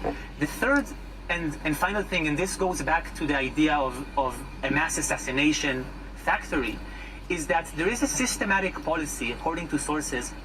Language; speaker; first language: English; non-native, fluent; Hebrew